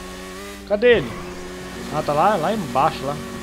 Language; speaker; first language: Portuguese; native; Portuguese